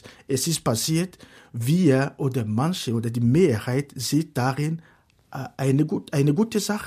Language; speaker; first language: German; non-native, fluent; Fon